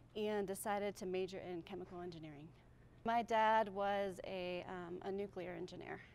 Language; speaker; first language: English; native; English